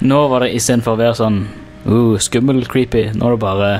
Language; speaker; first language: Norwegian; native; Norwegian